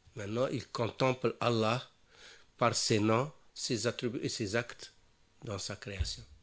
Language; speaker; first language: French; non-native, local second language; Wolof